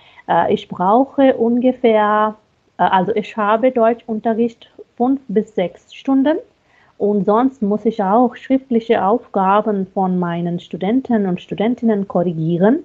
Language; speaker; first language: German; non-native, fluent; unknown